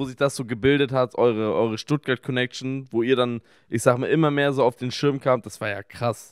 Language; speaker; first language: German; native; German